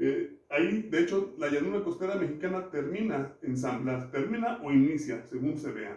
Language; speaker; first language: Spanish; native; Spanish